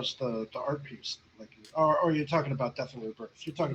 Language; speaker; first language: English; native; English